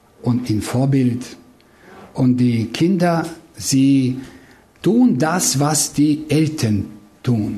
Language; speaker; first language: German; non-native, fluent; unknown